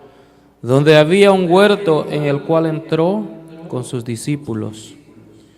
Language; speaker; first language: Spanish; native; Spanish